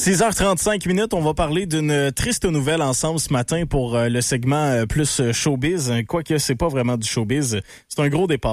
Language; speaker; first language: French; native; French